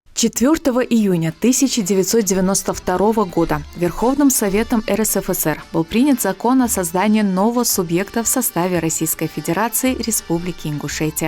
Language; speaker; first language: Russian; native; Russian